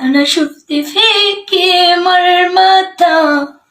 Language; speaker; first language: Arabic; native; Arabic